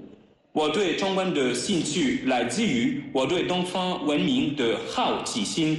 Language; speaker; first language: Chinese; non-native, learner; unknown